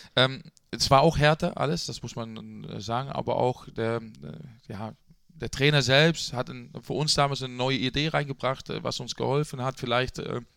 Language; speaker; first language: German; non-native, fluent; Dutch